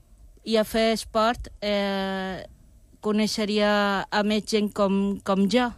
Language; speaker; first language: Catalan; non-native, local second language; Spanish